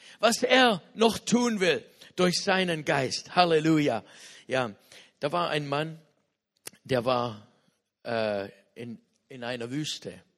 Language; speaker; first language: German; non-native, fluent; English